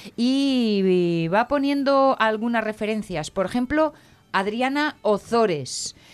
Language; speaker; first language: Spanish; native; Spanish